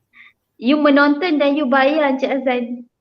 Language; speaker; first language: Malay; native; Malay